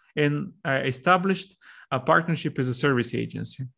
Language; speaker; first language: English; non-native, fluent; Bulgarian